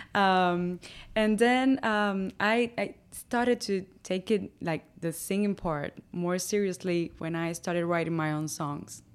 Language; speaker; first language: English; non-native, fluent; Spanish